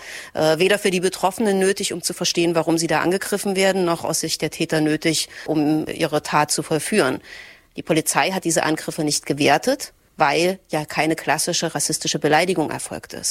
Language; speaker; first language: German; native; German